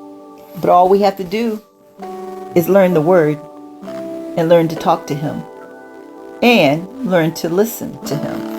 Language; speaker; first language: English; native; English